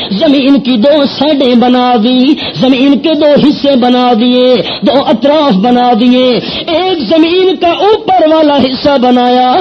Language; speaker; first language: Urdu; non-native, local second language; Pashto